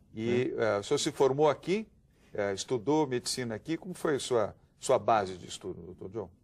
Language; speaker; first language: Portuguese; native; Portuguese